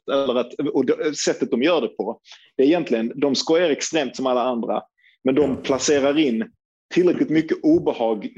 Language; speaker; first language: Swedish; early bilingual, other home language; Turkish